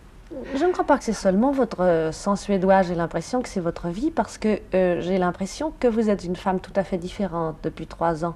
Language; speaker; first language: French; native; French